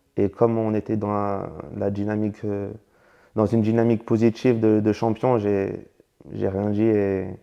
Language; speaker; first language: French; native; French